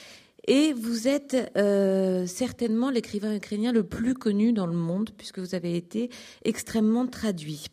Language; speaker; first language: French; native; French